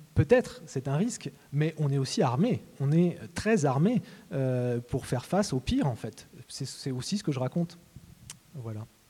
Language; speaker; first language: French; native; French